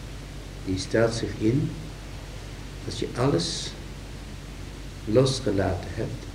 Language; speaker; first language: Dutch; native; Dutch